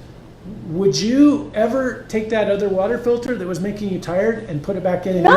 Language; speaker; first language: English; native; English